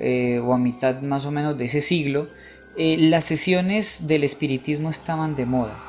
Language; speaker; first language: Spanish; native; Spanish